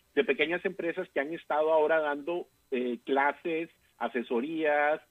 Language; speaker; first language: Spanish; native; Spanish